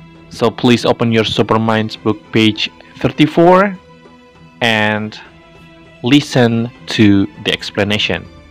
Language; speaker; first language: English; non-native, fluent; Indonesian